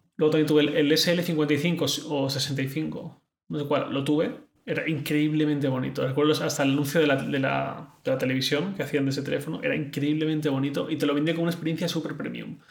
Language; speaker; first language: Spanish; native; Spanish